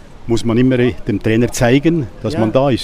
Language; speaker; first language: German; native; German